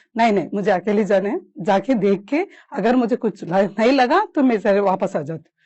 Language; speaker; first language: Hindi; non-native, local second language; Kannada